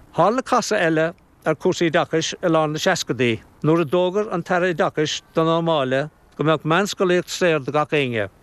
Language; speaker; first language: Irish; native; Irish